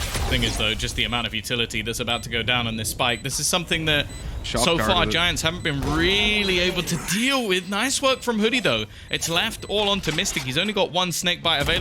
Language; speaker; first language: English; native; English